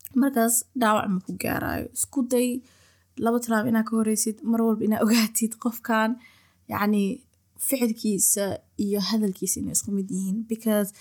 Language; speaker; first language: Somali; early bilingual, heritage; Somali